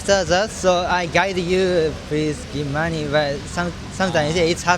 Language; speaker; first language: English; non-native, learner; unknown